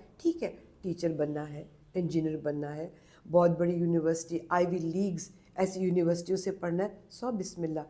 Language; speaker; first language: Urdu; non-native, local second language; Punjabi